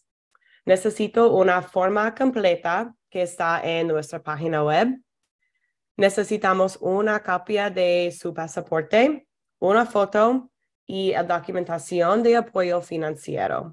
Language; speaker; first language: Spanish; non-native, fluent; English